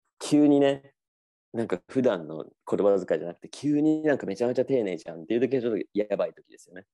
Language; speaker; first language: Japanese; native; Japanese